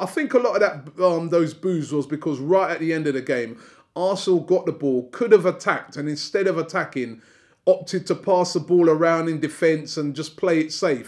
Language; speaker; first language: English; native; English